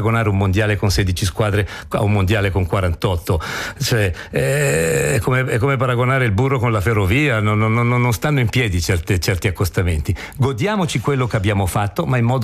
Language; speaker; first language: Italian; native; Italian